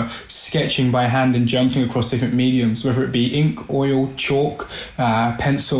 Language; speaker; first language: English; native; English